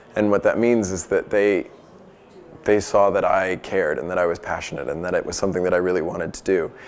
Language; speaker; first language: English; native; English